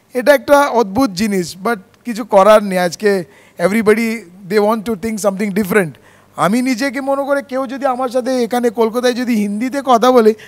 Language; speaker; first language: Bangla; non-native, fluent; Konkani